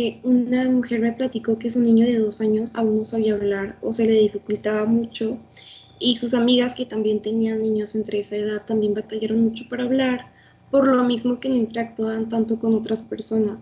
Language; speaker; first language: Spanish; native; Spanish